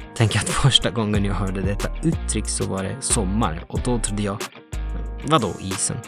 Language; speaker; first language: Swedish; non-native, fluent; Italian